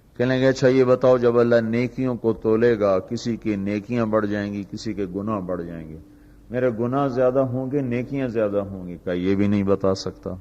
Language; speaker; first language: Urdu; non-native, local second language; Punjabi